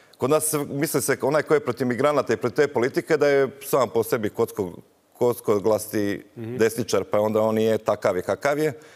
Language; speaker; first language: Croatian; native; Croatian